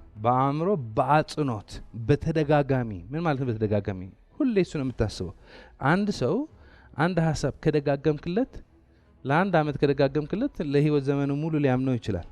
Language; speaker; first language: Amharic; non-native, local second language; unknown